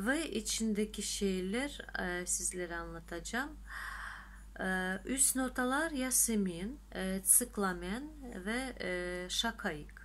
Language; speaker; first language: Turkish; non-native, fluent; Russian